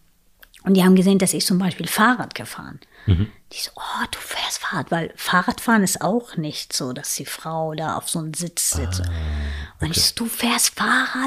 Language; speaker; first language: German; non-native, fluent; Arabic